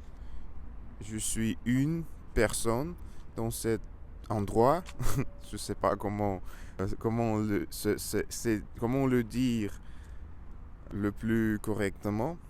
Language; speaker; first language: French; non-native, learner; Russian